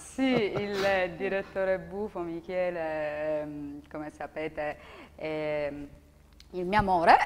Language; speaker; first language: Italian; native; Italian